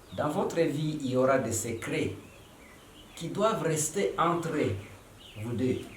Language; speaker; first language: French; non-native, local second language; Swahili